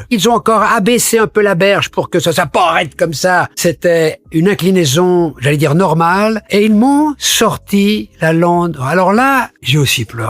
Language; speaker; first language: French; native; French